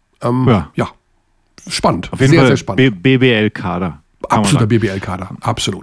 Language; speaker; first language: German; native; German